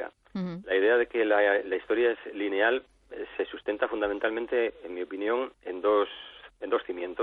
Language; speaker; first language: Spanish; native; Spanish